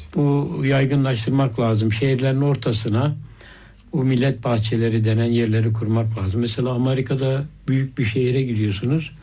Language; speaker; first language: Turkish; native; Turkish